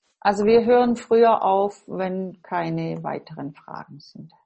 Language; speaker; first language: German; non-native, fluent; English